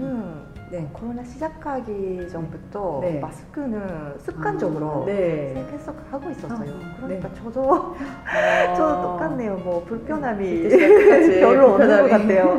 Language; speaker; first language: Korean; non-native, fluent; Japanese